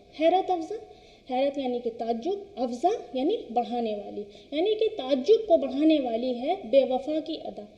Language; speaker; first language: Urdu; native; Urdu